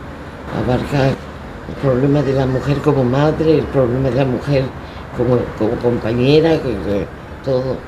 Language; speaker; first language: Spanish; native; Spanish